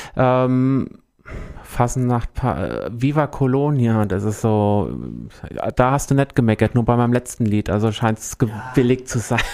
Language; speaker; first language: German; native; German